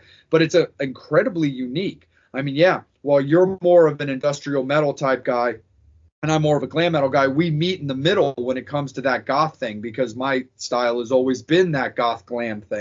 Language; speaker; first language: English; native; English